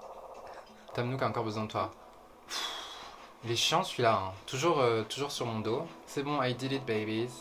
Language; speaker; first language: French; native; French